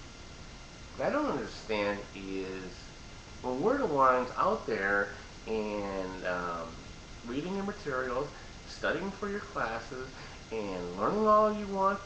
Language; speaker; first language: English; native; English